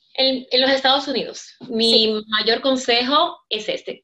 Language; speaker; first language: Spanish; native; Spanish